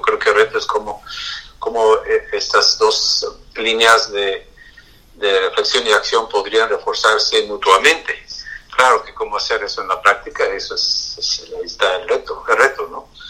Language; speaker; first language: Spanish; non-native, fluent; English